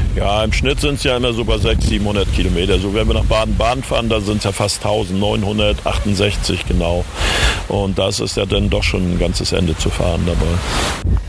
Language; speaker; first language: German; native; German